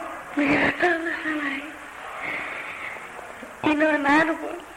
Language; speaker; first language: Spanish; non-native, learner; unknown